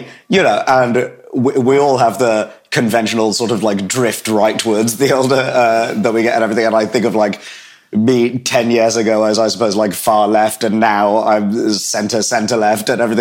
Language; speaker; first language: English; native; English